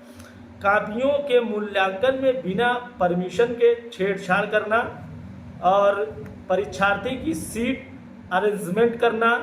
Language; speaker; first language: Hindi; native; Hindi